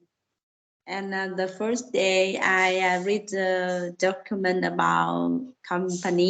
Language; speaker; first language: English; non-native, learner; Vietnamese